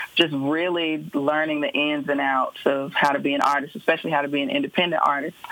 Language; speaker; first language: English; native; English